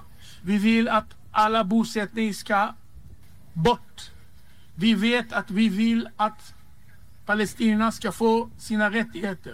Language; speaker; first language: Swedish; non-native, fluent; Hebrew